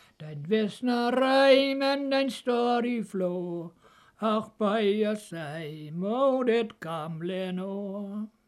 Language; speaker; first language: Danish; native; Danish